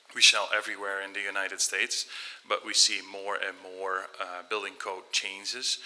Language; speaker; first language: English; non-native, fluent; Dutch